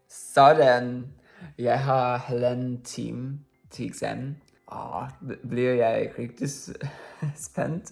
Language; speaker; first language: Danish; non-native, learner; Russian